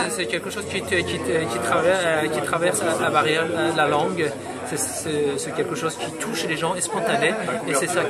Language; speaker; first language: French; non-native, fluent; Persian